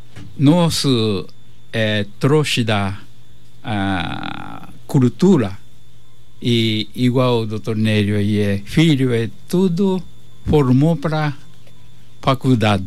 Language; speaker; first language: Portuguese; non-native, learner; Japanese